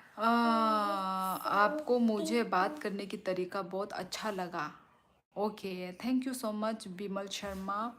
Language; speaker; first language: Hindi; non-native, local second language; Kok Borok